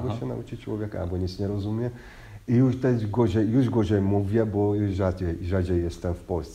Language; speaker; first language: Polish; non-native, fluent; Hungarian